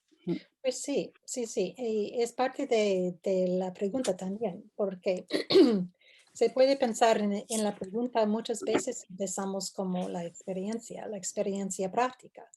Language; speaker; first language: Spanish; non-native, fluent; English